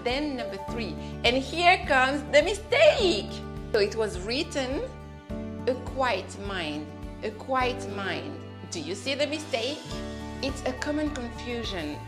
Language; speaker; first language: English; non-native, fluent; French